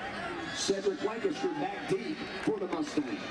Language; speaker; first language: English; native; English